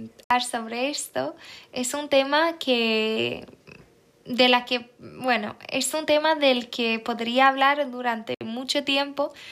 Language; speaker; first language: Spanish; non-native, fluent; Swedish